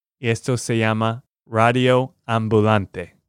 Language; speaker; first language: Spanish; non-native, learner; English